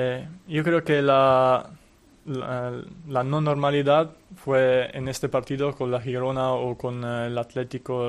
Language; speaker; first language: Spanish; non-native, fluent; Italian